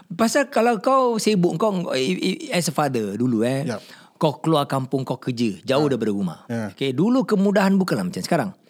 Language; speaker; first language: Malay; native; Malay